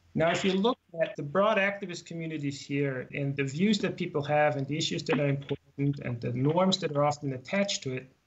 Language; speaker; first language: English; non-native, fluent; German